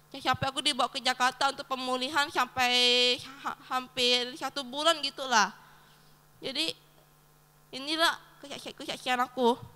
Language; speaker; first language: Indonesian; early bilingual, other home language; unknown